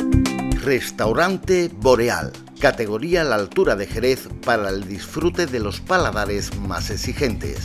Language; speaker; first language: Spanish; native; Spanish